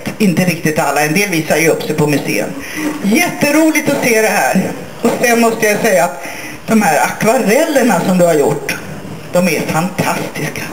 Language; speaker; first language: Swedish; native; Swedish